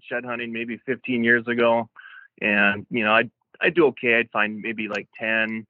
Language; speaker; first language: English; native; English